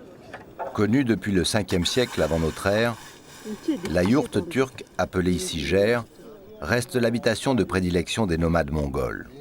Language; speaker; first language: French; native; French